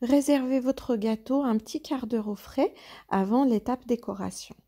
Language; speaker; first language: French; non-native, local second language; Arabic